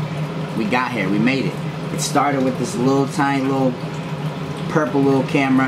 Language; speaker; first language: English; native; English